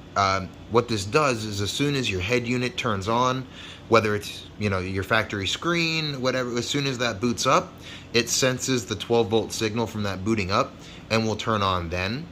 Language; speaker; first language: English; native; English